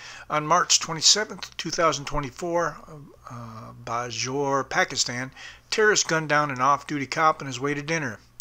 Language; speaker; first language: English; native; English